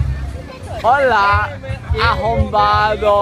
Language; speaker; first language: Portuguese; non-native, learner; English